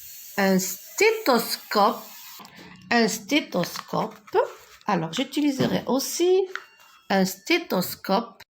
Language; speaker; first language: French; non-native, local second language; Arabic